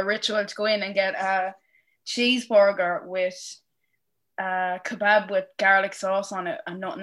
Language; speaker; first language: English; native; English